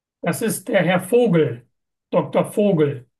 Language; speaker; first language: German; non-native, fluent; Turkish